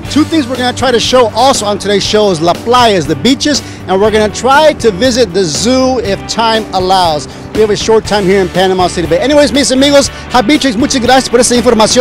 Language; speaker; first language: English; early bilingual, other home language; Spanish